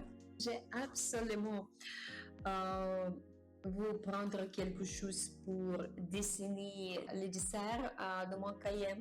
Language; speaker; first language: French; non-native, learner; Japanese